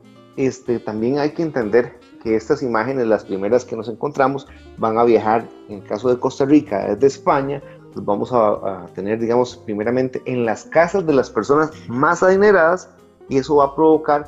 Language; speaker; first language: Spanish; native; Spanish